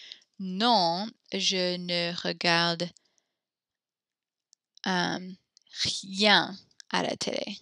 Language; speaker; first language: French; non-native, learner; English